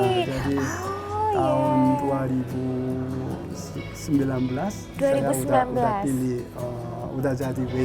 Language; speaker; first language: Indonesian; non-native, learner; Korean